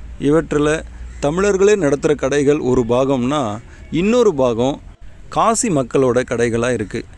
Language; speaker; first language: Tamil; native; Tamil